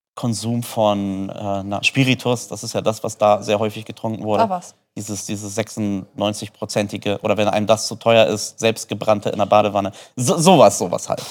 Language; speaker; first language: German; early bilingual, other home language; Polish